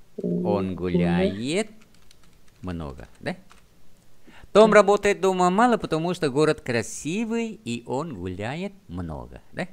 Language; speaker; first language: Russian; non-native, fluent; Vietnamese